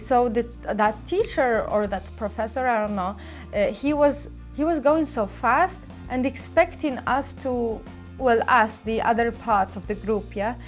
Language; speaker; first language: English; non-native, local second language; Arabic